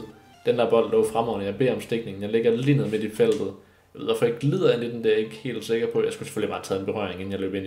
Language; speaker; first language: Danish; native; Danish